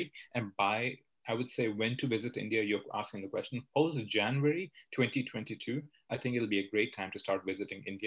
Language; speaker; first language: English; non-native, local second language; Hindi